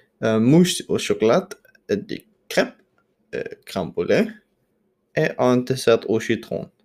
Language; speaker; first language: French; non-native, learner; Danish